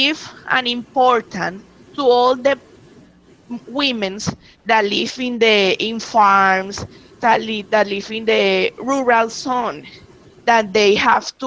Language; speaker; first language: English; non-native, learner; Spanish